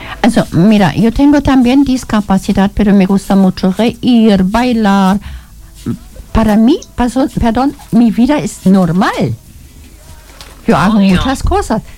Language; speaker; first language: Spanish; non-native, learner; German